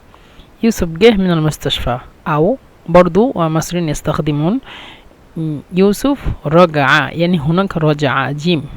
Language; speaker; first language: Arabic; non-native, fluent; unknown